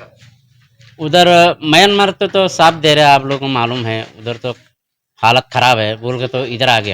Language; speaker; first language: Hindi; non-native, learner; Rohingya